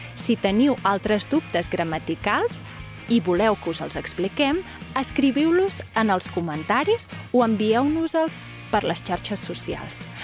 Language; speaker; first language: Catalan; native; Catalan